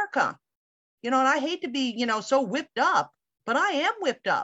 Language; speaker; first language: English; native; English